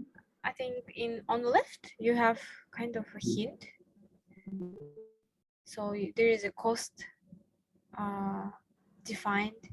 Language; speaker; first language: English; non-native, fluent; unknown